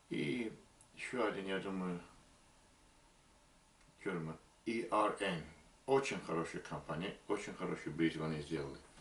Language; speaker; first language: Russian; non-native, learner; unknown